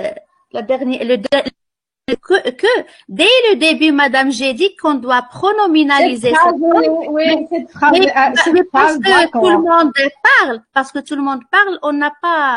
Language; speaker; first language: French; non-native, local second language; Arabic